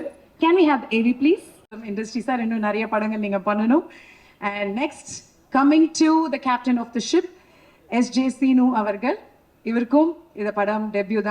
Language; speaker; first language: Tamil; native; Tamil